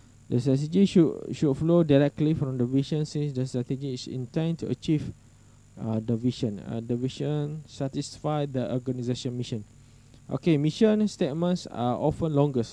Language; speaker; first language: English; non-native, local second language; Malay